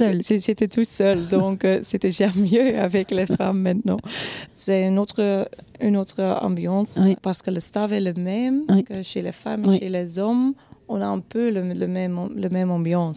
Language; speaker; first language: French; non-native, local second language; Dutch